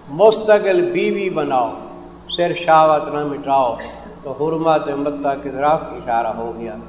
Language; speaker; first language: Urdu; native; Urdu